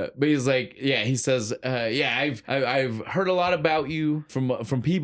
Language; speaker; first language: English; native; English